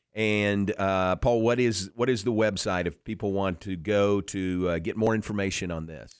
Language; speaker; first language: English; native; English